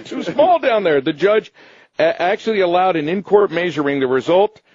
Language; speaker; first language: English; native; English